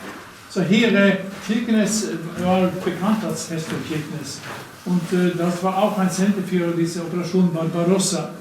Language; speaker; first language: German; non-native, learner; Norwegian